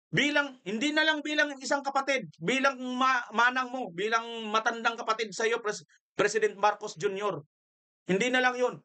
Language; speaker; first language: Filipino; non-native, local second language; Waray